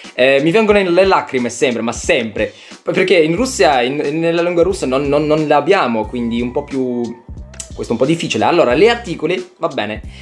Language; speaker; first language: Italian; non-native, fluent; Russian